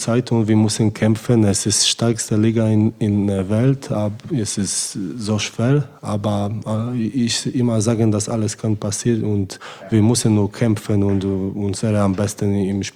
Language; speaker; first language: German; non-native, learner; Polish